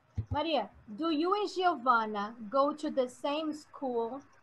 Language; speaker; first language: English; non-native, fluent; Portuguese